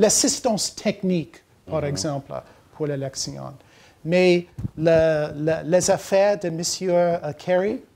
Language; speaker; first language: French; non-native, learner; English